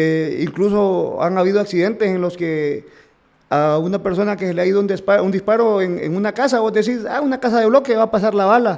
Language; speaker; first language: Spanish; native; Spanish